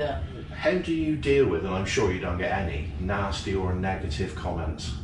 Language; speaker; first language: English; native; English